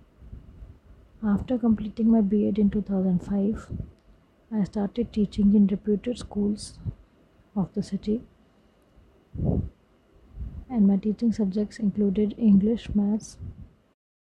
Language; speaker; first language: English; non-native, local second language; Hindi